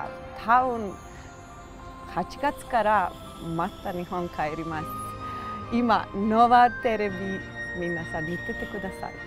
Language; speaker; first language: Japanese; non-native, learner; Bosnian